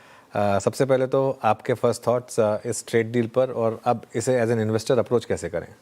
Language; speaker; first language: Hindi; native; Hindi